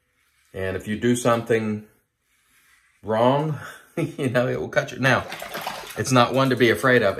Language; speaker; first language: English; native; English